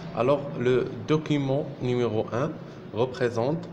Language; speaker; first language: French; non-native, local second language; Arabic